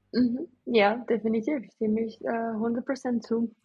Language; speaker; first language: German; non-native, fluent; Portuguese